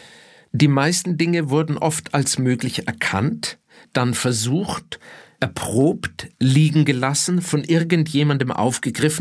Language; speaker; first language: German; native; German